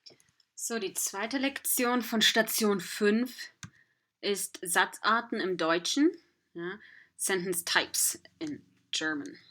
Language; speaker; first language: German; non-native, fluent; English